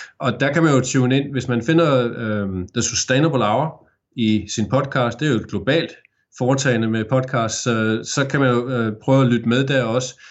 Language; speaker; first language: Danish; native; Danish